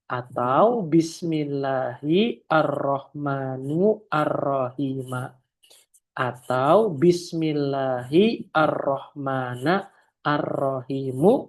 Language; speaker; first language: Arabic; non-native, fluent; Indonesian